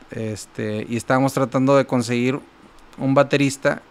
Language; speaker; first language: Spanish; native; Spanish